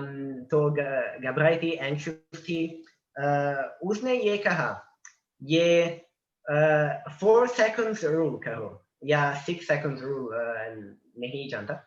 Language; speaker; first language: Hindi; non-native, learner; Italian